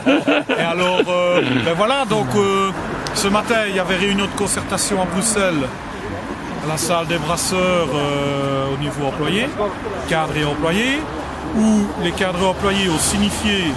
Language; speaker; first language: French; native; French